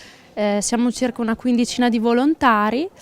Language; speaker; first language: Italian; native; Italian